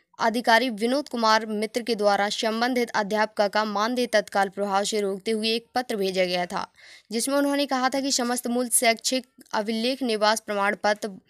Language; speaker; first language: Hindi; native; Hindi